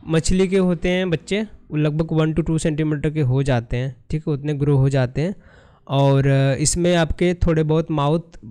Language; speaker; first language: Hindi; native; Hindi